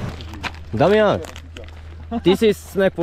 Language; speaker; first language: English; non-native, learner; Korean